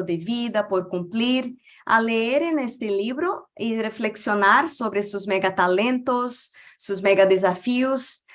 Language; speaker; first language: Spanish; non-native, fluent; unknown